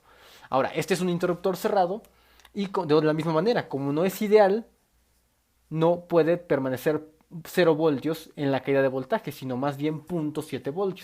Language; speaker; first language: Spanish; native; Spanish